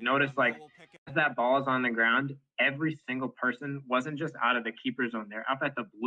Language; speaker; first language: English; native; English